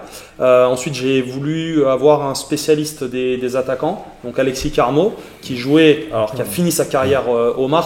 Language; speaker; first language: French; native; French